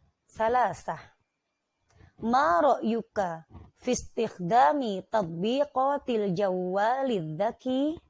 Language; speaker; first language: Arabic; non-native, fluent; Indonesian